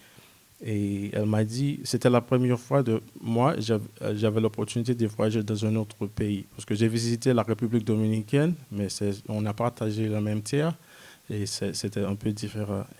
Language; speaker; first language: French; non-native, local second language; Haitian Creole